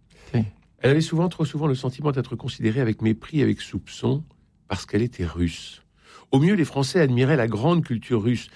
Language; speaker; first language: French; native; French